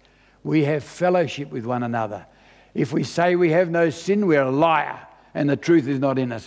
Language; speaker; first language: English; native; English